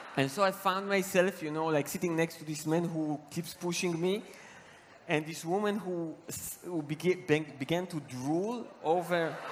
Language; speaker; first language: English; non-native, fluent; Hebrew